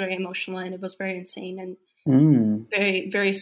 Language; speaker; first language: English; non-native, fluent; Slovak